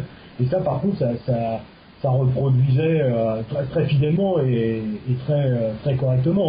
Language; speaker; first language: French; native; French